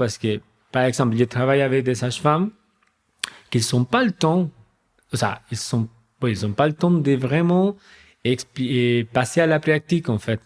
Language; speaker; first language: French; non-native, fluent; Spanish